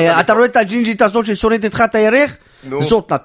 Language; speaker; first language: Hebrew; native; Hebrew